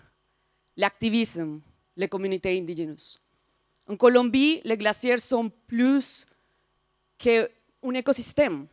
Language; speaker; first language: French; non-native, fluent; Spanish